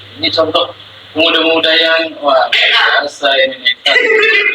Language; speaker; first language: Indonesian; native; Indonesian